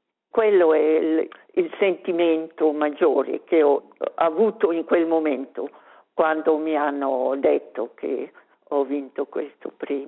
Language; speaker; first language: Italian; non-native, local second language; Romansh